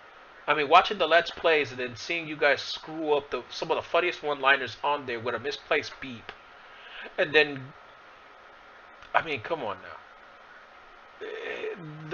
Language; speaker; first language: English; native; English